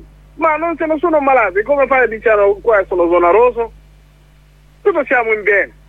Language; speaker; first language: Italian; non-native, learner; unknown